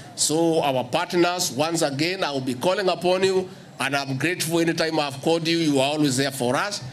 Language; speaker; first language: English; non-native, local second language; Kikuyu